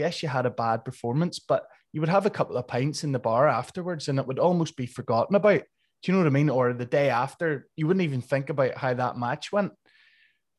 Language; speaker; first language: English; native; English